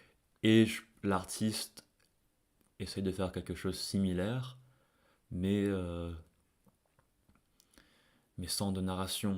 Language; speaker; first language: French; non-native, fluent; English